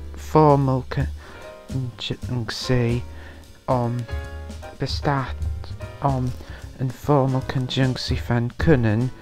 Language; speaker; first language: Dutch; non-native, learner; English